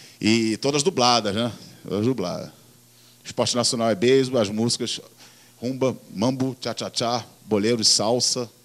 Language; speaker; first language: Portuguese; native; Portuguese